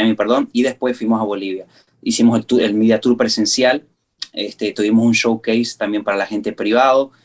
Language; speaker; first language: Spanish; native; Spanish